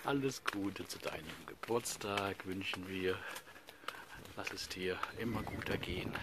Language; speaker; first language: German; non-native, local second language; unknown